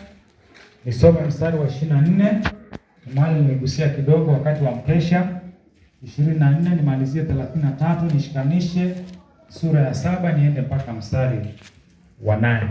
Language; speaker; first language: Swahili; native; Swahili